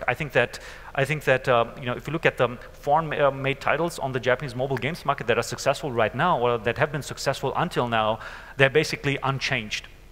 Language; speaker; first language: English; non-native, fluent; German